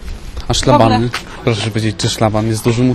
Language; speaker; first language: Polish; native; Polish